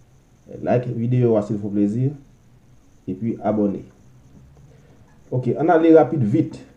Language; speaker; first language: French; non-native, local second language; Haitian Creole